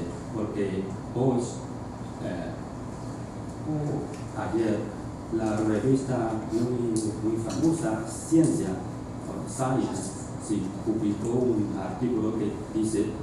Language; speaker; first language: Spanish; non-native, fluent; Chinese